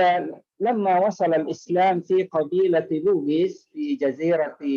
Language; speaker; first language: Arabic; non-native, fluent; Indonesian